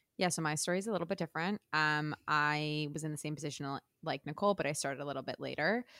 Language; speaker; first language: English; native; English